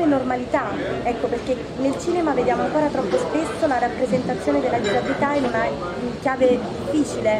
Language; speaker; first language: Italian; native; Italian